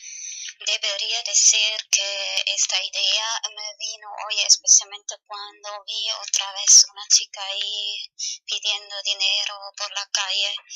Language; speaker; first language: Spanish; non-native, fluent; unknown